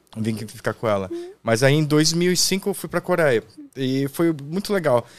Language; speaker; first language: Portuguese; native; Portuguese